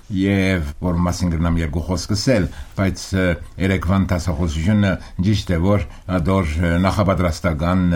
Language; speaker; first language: Armenian; early bilingual, heritage; Armenian